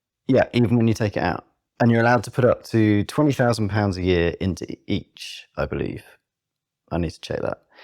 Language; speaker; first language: English; native; English